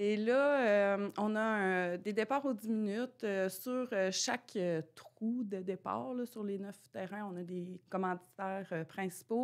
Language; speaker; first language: French; native; French